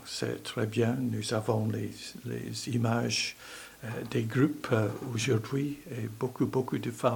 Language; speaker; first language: French; non-native, learner; English